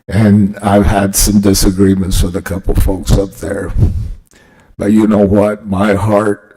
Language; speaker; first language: English; early bilingual, other home language; Spanish